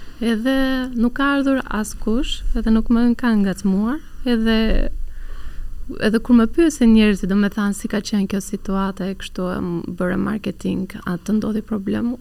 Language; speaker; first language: Albanian; early bilingual, heritage; Albanian